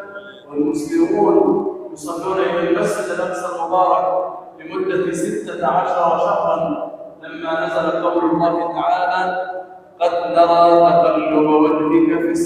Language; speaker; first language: Arabic; native; Arabic